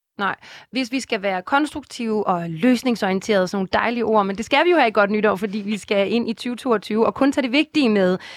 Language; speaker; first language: Danish; native; Danish